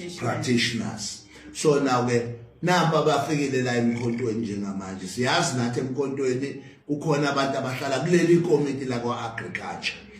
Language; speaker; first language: Zulu; native; Zulu